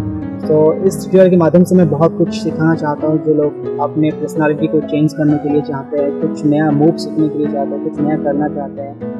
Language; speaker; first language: Hindi; non-native, local second language; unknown